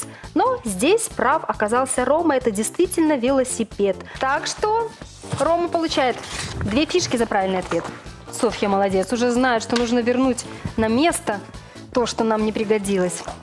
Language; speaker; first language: Russian; native; Russian